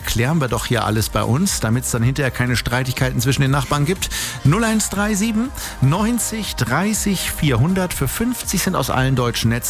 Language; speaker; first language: German; native; German